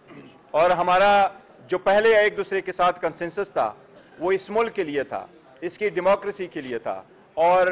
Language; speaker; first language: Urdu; non-native, local second language; Pashto